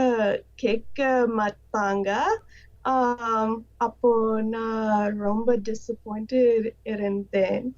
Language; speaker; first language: Tamil; non-native, learner; English